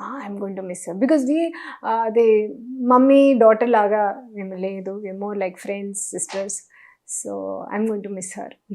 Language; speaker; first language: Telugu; non-native, local second language; Hindi